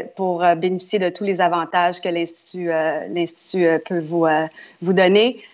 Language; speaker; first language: French; native; French